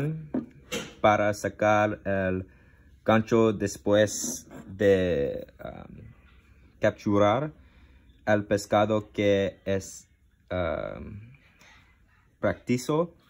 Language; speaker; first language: Spanish; non-native, learner; English